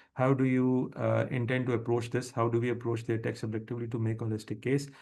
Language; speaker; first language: English; non-native, local second language; Urdu